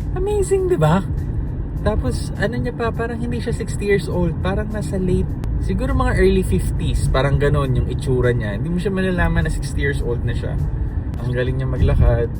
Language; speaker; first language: Filipino; non-native, local second language; Cebuano